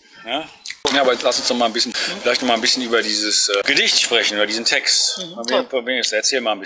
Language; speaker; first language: German; native; German